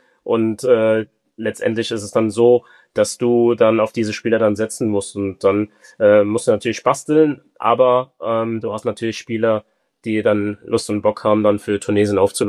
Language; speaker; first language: German; early bilingual, other home language; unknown